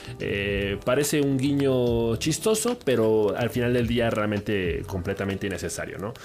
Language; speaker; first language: Spanish; native; Spanish